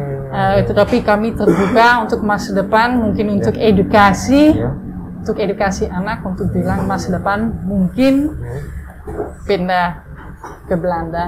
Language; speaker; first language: Indonesian; non-native, fluent; Dutch